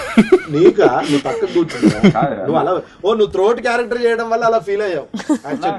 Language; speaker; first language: Telugu; native; Telugu